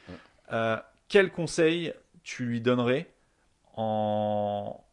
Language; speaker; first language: French; native; French